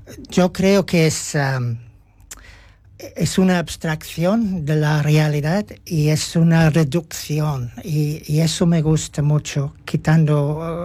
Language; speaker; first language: Spanish; non-native, fluent; English